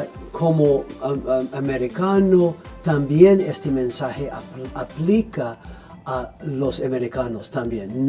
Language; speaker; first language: Spanish; non-native, fluent; English